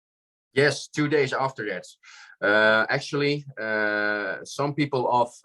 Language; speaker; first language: English; non-native, fluent; Dutch